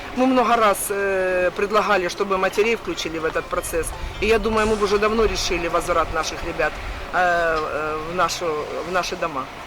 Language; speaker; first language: Russian; native; Russian